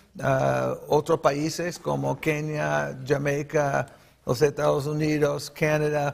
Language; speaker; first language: Spanish; early bilingual, heritage; Spanish